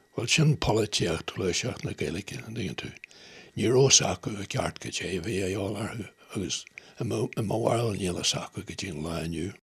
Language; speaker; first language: Irish; non-native, local second language; English